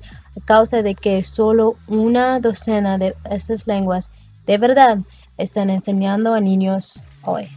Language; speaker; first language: Spanish; non-native, learner; English